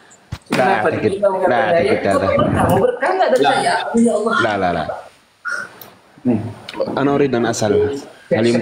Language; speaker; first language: Arabic; native; Arabic